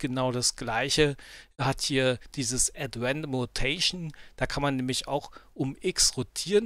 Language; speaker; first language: German; native; German